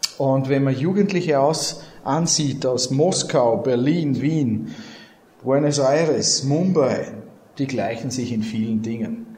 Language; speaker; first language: German; native; German